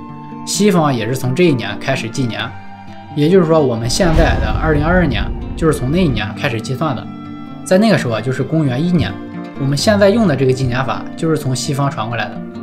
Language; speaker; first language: Chinese; native; Chinese